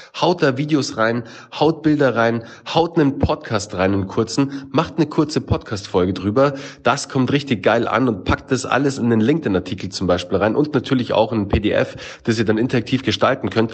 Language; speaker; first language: German; native; German